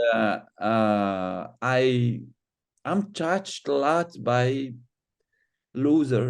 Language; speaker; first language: English; non-native, fluent; Arabic